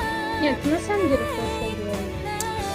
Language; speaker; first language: Russian; native; Russian